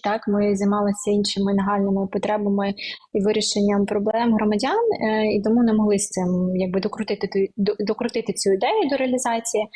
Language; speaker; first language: Ukrainian; native; Ukrainian